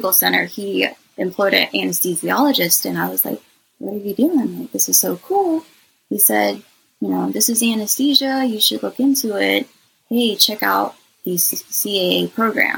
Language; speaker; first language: English; native; English